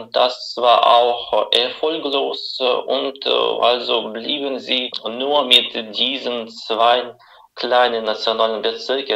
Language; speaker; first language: German; non-native, fluent; Russian